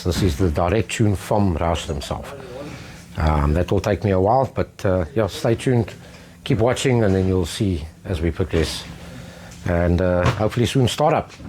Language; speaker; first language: English; native; English